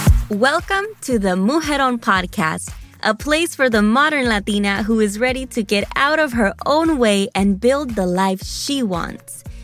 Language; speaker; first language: English; early bilingual, other home language; Spanish